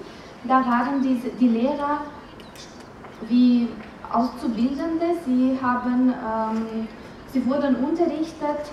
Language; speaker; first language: German; non-native, fluent; Romanian